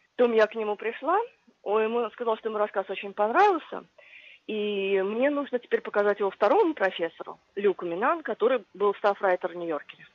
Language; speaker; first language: Russian; native; Russian